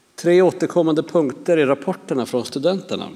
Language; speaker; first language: Swedish; native; Swedish